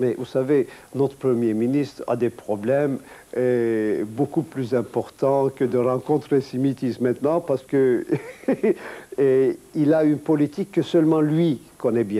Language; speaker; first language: French; non-native, fluent; Turkish